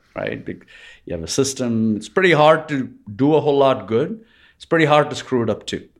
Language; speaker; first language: English; non-native, local second language; Tamil